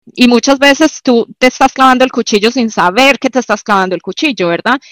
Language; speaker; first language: Spanish; native; Spanish